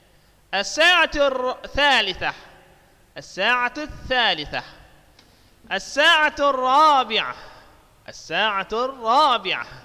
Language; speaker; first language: Arabic; non-native, fluent; Indonesian